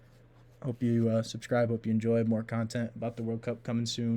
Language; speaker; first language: English; native; English